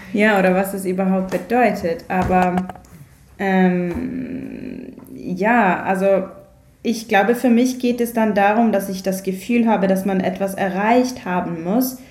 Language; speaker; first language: German; non-native, learner; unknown